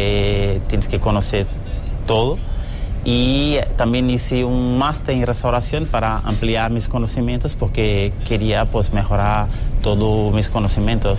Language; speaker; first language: Spanish; non-native, fluent; Portuguese